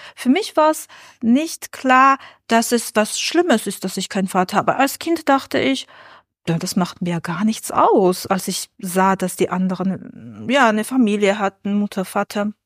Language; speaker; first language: German; non-native, fluent; Armenian